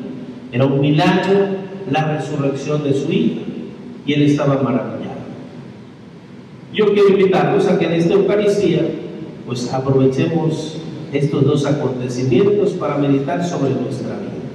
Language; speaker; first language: Spanish; native; Spanish